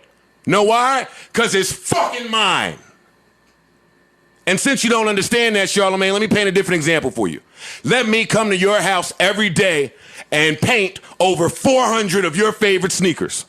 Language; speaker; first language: English; native; English